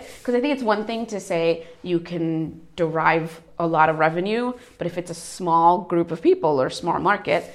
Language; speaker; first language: English; native; English